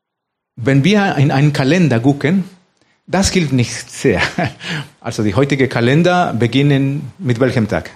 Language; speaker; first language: German; non-native, fluent; Spanish